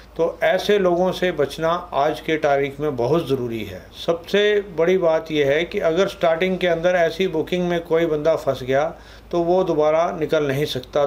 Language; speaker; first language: Hindi; non-native, local second language; Punjabi